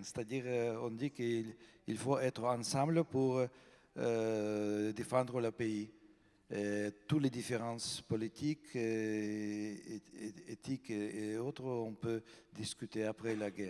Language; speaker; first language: French; non-native, fluent; Russian